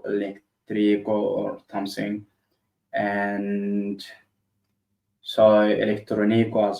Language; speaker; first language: Spanish; non-native, learner; Arabic